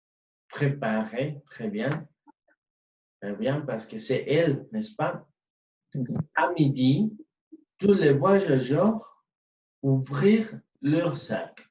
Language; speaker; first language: French; non-native, fluent; Spanish